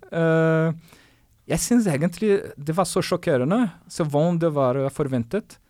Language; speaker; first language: Norwegian; non-native, fluent; Portuguese